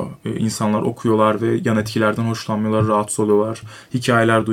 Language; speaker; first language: Turkish; native; Turkish